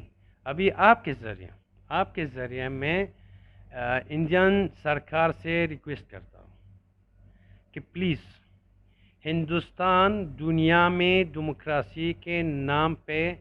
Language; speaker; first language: Hindi; non-native, learner; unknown